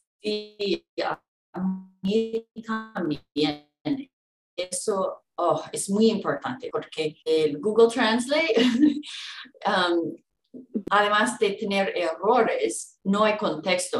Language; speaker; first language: Spanish; non-native, fluent; English